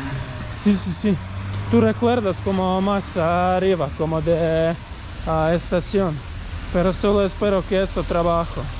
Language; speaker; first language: Spanish; non-native, learner; Croatian